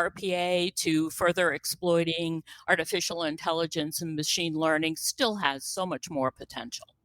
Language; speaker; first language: English; native; English